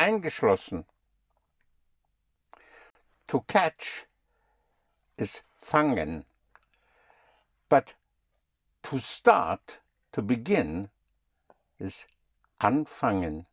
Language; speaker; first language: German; non-native, fluent; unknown